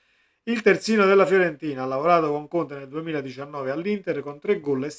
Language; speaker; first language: Italian; native; Italian